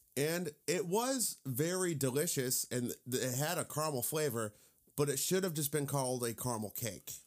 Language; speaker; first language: English; native; English